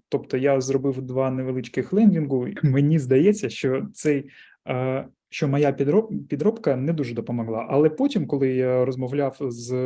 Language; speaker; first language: Ukrainian; non-native, local second language; Russian